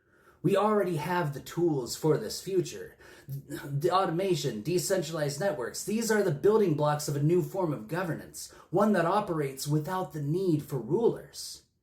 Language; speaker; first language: English; native; English